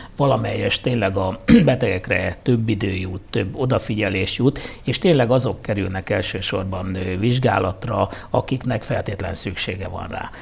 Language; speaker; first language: Hungarian; native; Hungarian